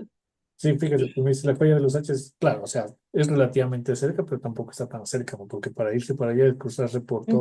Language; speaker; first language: Spanish; native; Spanish